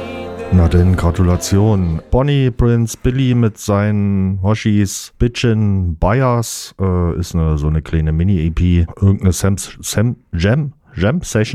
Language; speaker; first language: German; native; German